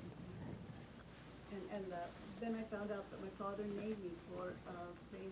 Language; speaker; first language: English; early bilingual, other home language; Spanish